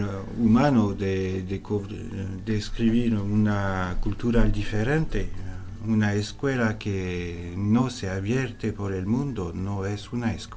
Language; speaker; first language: Spanish; non-native, learner; French